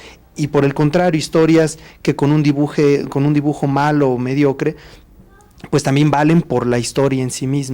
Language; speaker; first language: Spanish; native; Spanish